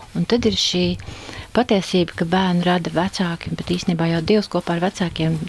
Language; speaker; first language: Latvian; native; Latvian